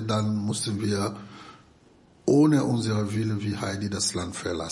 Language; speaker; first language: German; non-native, fluent; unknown